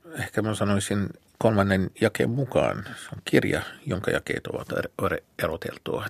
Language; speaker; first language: Finnish; non-native, fluent; Arabic